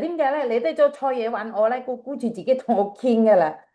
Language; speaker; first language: Cantonese; non-native, fluent; Javanese